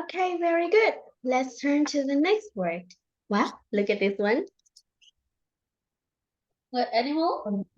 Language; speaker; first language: English; non-native, fluent; Vietnamese